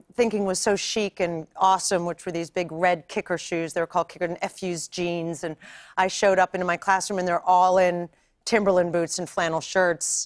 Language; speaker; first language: English; native; English